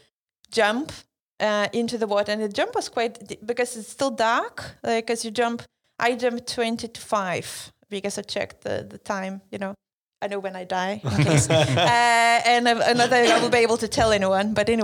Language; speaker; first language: English; non-native, fluent; Lithuanian